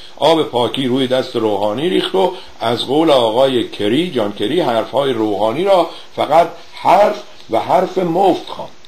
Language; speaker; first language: Persian; native; Persian